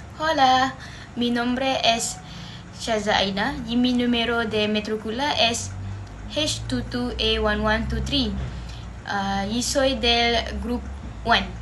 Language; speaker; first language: Spanish; non-native, learner; Malay